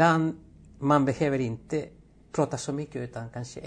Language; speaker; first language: Swedish; non-native, fluent; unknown